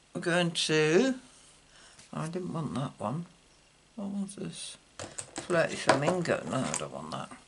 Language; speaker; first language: English; native; English